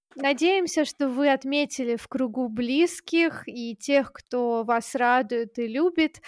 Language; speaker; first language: Russian; native; Russian